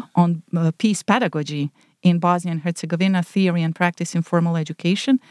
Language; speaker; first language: English; non-native, fluent; Bosnian